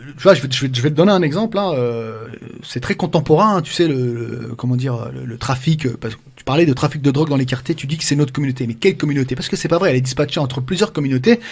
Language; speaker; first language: French; early bilingual, other home language; Arabic